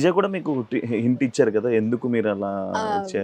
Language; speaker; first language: Telugu; native; Telugu